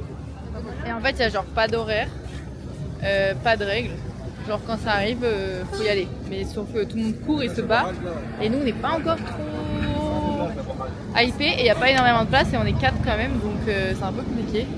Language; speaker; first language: French; native; French